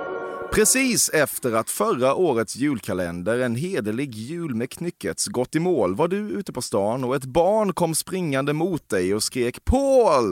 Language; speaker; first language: Swedish; native; Swedish